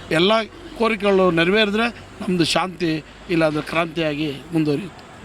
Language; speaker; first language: Kannada; native; Kannada